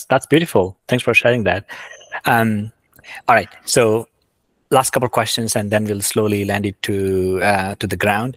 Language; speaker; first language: English; non-native, local second language; Gujarati